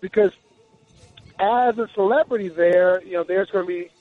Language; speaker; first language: English; native; English